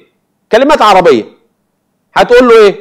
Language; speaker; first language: Arabic; native; Arabic